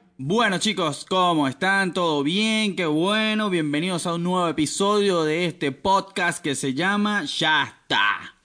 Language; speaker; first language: Spanish; native; Spanish